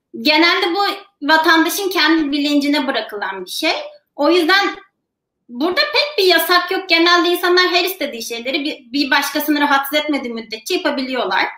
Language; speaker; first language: Turkish; native; Turkish